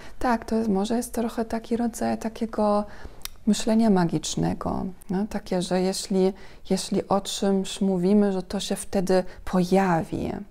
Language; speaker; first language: Polish; non-native, fluent; German